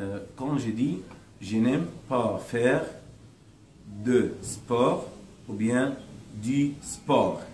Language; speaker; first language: French; non-native, learner; Arabic